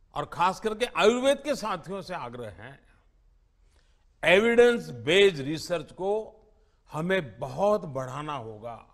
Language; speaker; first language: Hindi; non-native, local second language; Gujarati